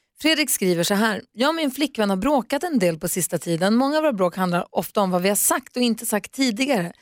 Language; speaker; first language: Swedish; native; Swedish